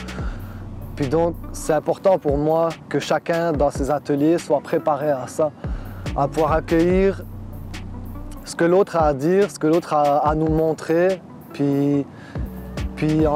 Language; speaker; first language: French; native; French